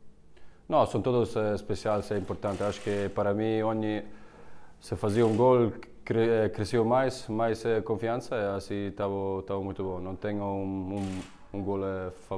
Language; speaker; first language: Portuguese; non-native, learner; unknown